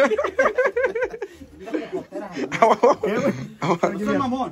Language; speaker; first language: Spanish; native; Spanish